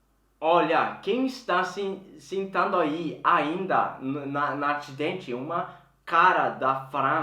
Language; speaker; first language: Portuguese; non-native, fluent; Swedish